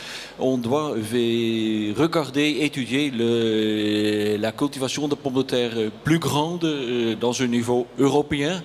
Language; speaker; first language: French; non-native, learner; Dutch